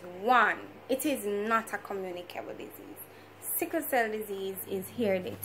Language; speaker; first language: English; native; English